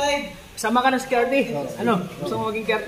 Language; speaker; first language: Filipino; native; Filipino